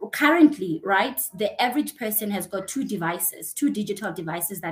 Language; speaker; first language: English; non-native, local second language; Xhosa